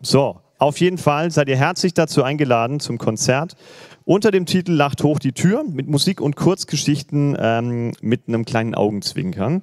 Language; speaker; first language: German; native; German